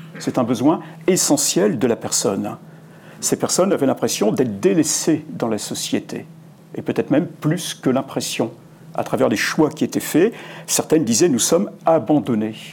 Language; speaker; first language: French; native; French